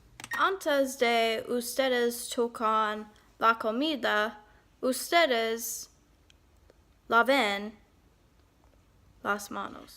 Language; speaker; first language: Spanish; non-native, learner; English